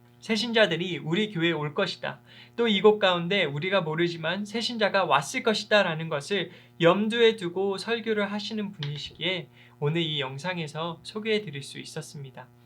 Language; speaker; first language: Korean; early bilingual, heritage; Korean